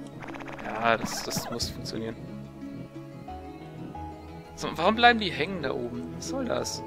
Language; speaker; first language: German; native; German